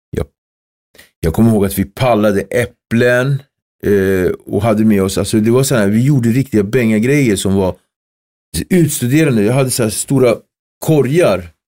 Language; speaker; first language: Swedish; early bilingual, other home language; Kabuverdianu